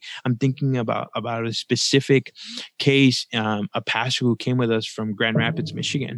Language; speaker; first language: English; early bilingual, other home language; Spanish